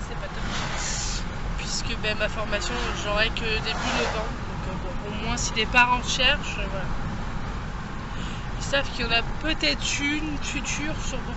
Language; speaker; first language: French; native; French